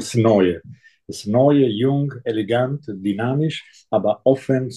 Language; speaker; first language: German; non-native, fluent; Italian